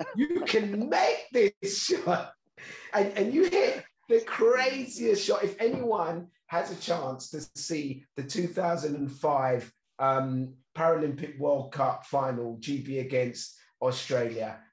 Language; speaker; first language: English; native; English